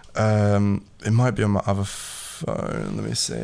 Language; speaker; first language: English; early bilingual, other home language; Latvian